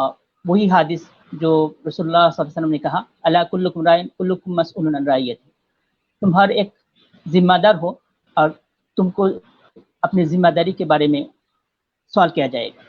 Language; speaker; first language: Hindi; non-native, fluent; Bangla